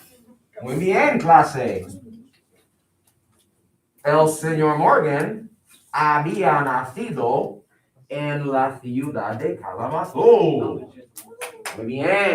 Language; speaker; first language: Spanish; non-native, fluent; English